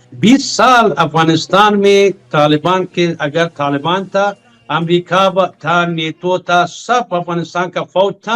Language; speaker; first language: Hindi; non-native, learner; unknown